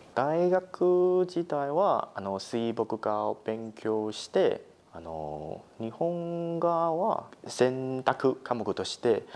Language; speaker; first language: Japanese; non-native, fluent; Chinese